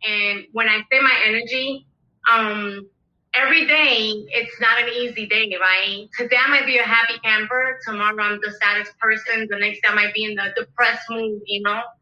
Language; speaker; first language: English; early bilingual, other home language; Spanish